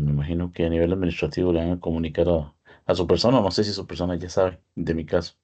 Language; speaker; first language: Spanish; native; Spanish